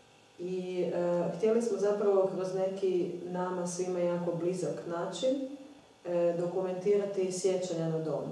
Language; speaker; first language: Croatian; native; Croatian